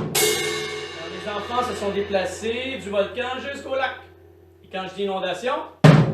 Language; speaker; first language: French; native; French